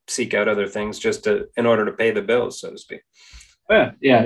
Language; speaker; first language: English; native; English